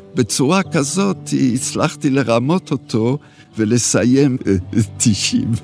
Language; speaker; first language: Hebrew; non-native, fluent; French